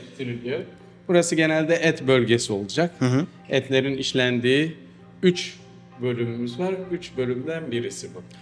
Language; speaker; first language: Turkish; native; Turkish